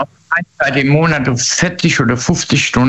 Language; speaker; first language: German; native; German